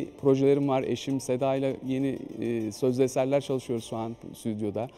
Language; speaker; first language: Turkish; native; Turkish